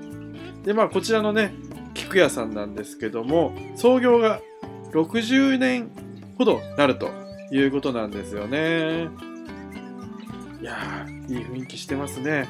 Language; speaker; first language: Japanese; native; Japanese